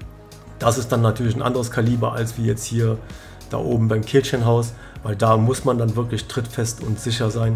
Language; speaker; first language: German; native; German